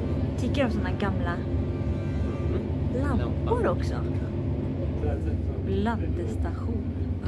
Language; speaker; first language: Swedish; non-native, learner; Japanese